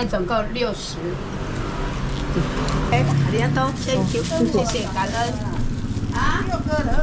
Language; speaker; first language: Chinese; non-native, local second language; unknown